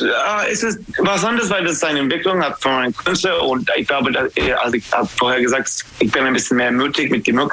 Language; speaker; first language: German; non-native, learner; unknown